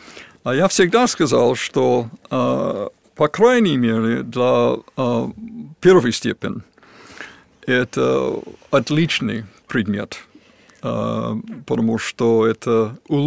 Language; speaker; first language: Russian; non-native, fluent; English